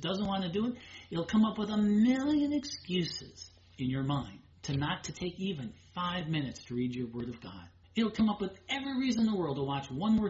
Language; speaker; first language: English; native; English